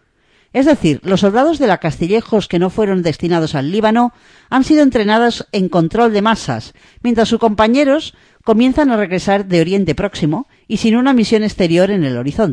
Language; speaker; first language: Spanish; native; Spanish